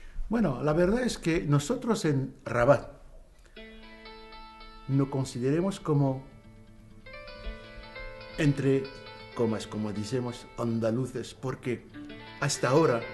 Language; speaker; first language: Spanish; non-native, learner; Arabic